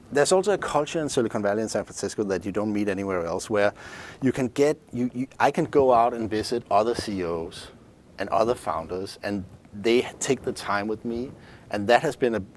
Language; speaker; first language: English; non-native, fluent; Danish